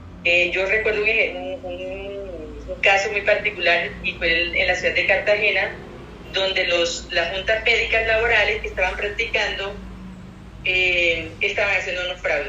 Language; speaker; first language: Spanish; native; Spanish